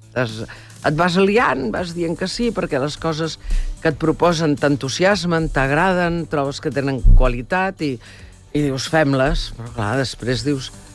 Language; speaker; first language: Catalan; early bilingual, heritage; Catalan